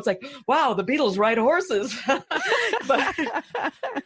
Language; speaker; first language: English; early bilingual, other home language; Finnish